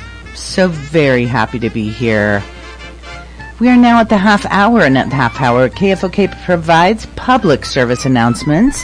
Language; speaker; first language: English; native; English